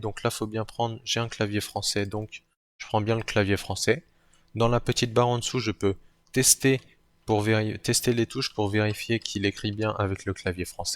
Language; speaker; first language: French; native; French